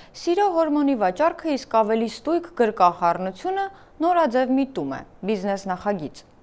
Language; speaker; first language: Armenian; native; Armenian